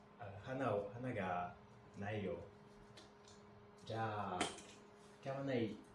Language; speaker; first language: Japanese; non-native, learner; French